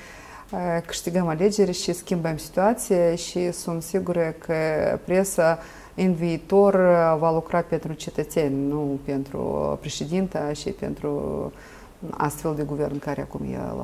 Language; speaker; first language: Romanian; non-native, local second language; Russian